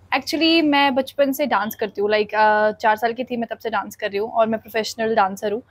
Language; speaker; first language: Hindi; native; Hindi